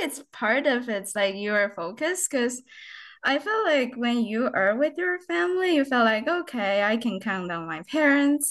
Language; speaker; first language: English; non-native, fluent; Chinese